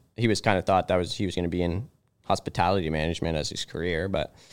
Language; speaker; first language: English; native; English